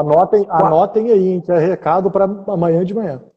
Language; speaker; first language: Portuguese; native; Portuguese